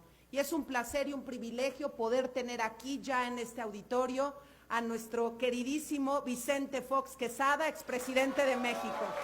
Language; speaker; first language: Spanish; native; Spanish